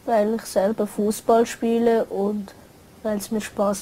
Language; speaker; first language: German; early bilingual, other home language; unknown